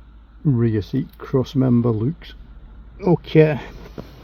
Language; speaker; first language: English; native; English